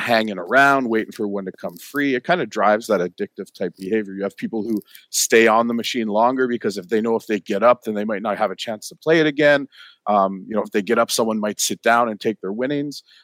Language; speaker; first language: English; native; English